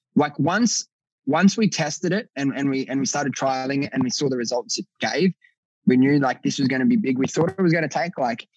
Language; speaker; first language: English; native; English